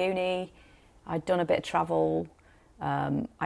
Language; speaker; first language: English; native; English